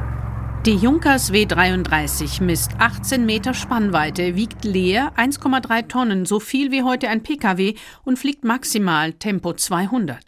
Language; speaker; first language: German; native; German